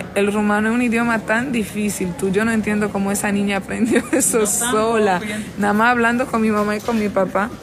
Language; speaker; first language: Spanish; non-native, fluent; Romanian